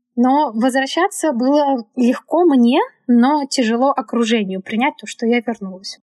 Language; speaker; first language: Russian; native; Russian